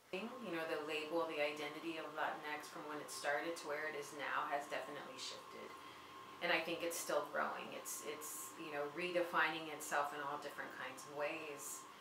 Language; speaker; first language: English; native; English